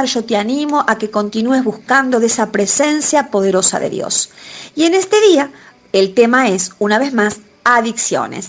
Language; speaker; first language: Spanish; native; Spanish